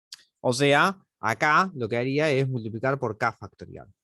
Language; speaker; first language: Spanish; native; Spanish